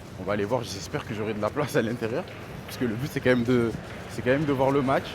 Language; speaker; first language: French; native; French